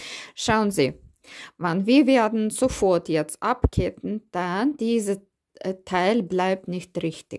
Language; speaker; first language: German; non-native, fluent; Russian